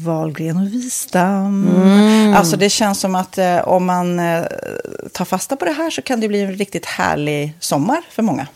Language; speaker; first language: Swedish; native; Swedish